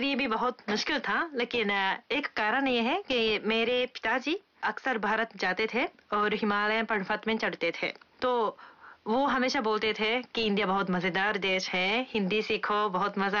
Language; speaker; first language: Hindi; non-native, fluent; Japanese